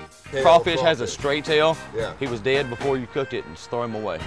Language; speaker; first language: English; native; English